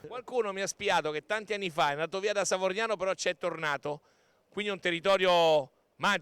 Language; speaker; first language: Italian; native; Italian